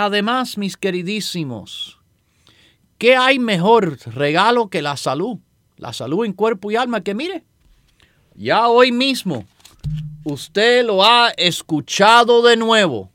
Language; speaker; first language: Spanish; native; Spanish